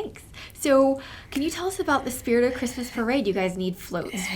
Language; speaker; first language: English; native; English